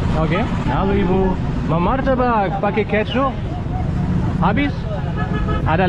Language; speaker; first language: Indonesian; non-native, learner; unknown